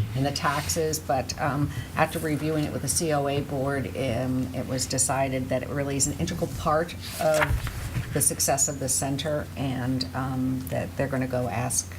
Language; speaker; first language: English; native; English